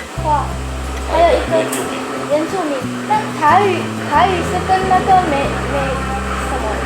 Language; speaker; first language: Chinese; non-native, learner; Indonesian